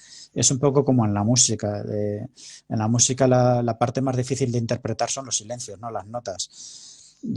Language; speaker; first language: Spanish; native; Spanish